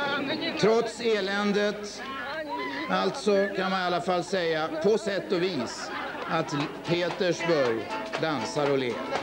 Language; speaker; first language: Swedish; native; Swedish